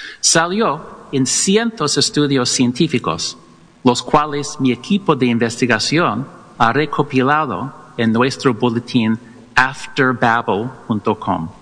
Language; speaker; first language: Spanish; non-native, learner; English